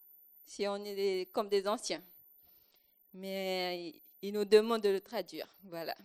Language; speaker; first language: French; non-native, local second language; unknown